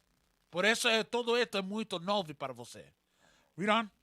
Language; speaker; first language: Portuguese; non-native, learner; Spanish